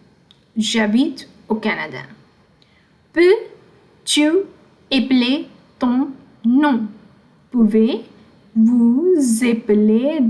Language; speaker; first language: French; non-native, fluent; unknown